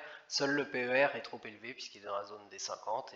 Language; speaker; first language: French; native; French